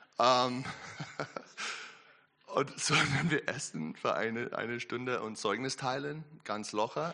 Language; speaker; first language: German; non-native, learner; English